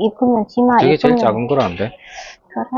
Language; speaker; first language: Korean; non-native, learner; Vietnamese